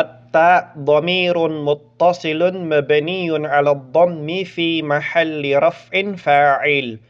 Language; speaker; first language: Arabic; non-native, fluent; Filipino